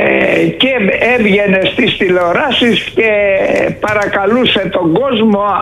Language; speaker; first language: Greek; native; Greek